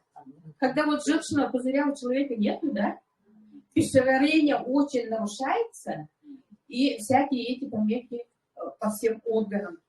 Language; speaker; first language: Russian; non-native, local second language; Yakut